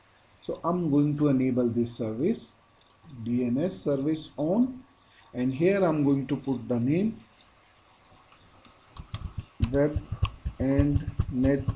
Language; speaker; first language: English; non-native, local second language; Hindi